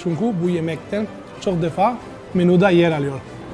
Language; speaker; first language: Turkish; non-native, learner; Italian